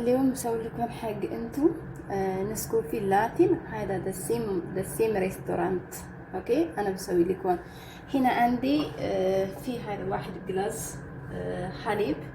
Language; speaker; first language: Arabic; non-native, learner; Amharic